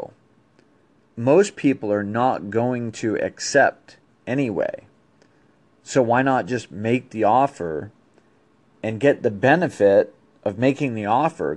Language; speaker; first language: English; native; English